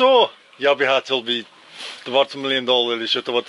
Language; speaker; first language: Russian; non-native, learner; English